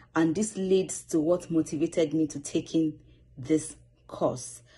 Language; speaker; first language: English; non-native, local second language; Yoruba